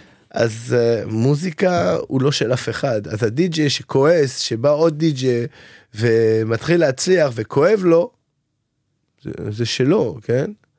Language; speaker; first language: Hebrew; non-native, fluent; French